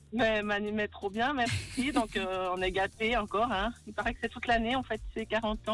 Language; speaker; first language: French; native; French